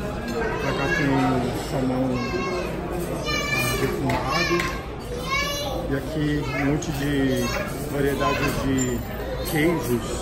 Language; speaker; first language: Portuguese; non-native, fluent; Japanese